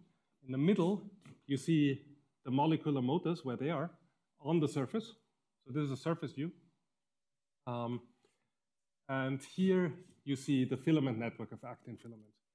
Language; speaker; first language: English; non-native, fluent; German